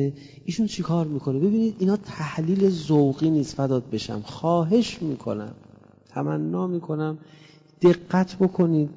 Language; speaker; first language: Persian; native; Persian